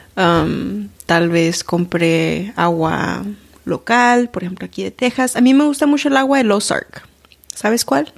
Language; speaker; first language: Spanish; early bilingual, heritage; Spanish